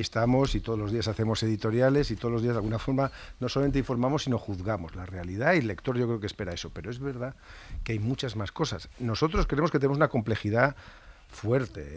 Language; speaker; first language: Spanish; native; Spanish